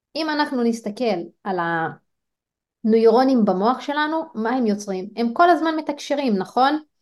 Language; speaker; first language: Hebrew; non-native, local second language; Arabic